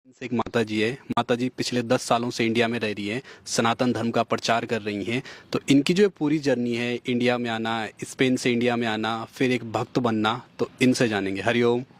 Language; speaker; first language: Hindi; native; Hindi